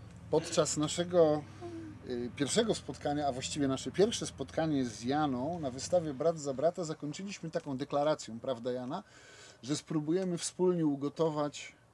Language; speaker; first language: Polish; native; Polish